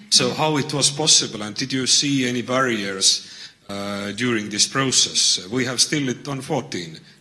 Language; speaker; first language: English; non-native, learner; Estonian